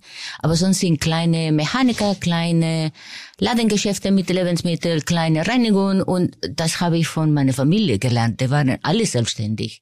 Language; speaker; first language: German; non-native, fluent; Spanish